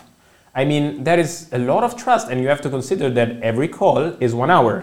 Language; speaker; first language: English; non-native, fluent; Italian